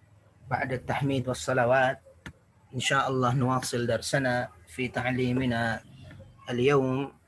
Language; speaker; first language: Arabic; non-native, fluent; Indonesian